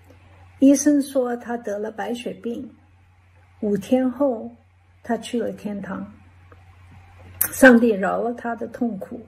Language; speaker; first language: Chinese; early bilingual, heritage; English